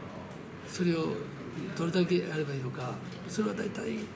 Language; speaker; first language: Japanese; early bilingual, other home language; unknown